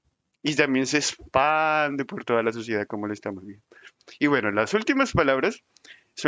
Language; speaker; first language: Spanish; native; Spanish